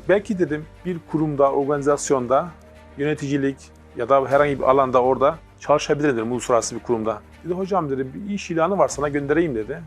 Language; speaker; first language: Turkish; native; Turkish